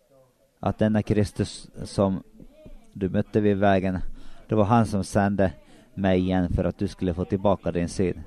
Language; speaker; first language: Swedish; non-native, local second language; Finnish